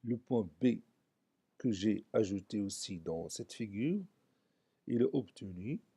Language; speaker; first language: French; non-native, local second language; Arabic